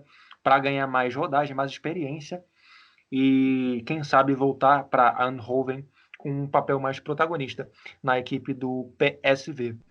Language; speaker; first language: Portuguese; native; Portuguese